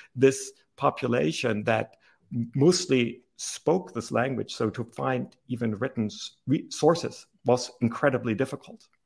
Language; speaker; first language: English; non-native, fluent; German